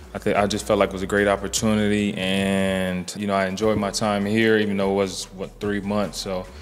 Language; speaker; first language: English; native; English